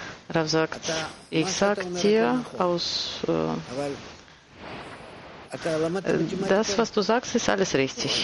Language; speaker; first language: German; non-native, fluent; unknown